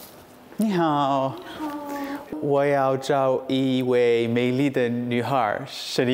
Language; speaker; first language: Chinese; non-native, fluent; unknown